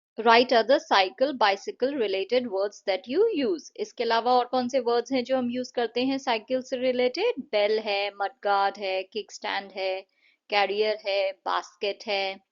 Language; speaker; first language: Hindi; native; Hindi